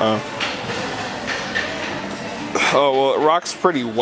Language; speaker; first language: English; native; English